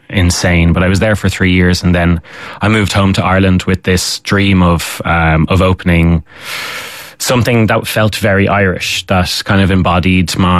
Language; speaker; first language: English; native; English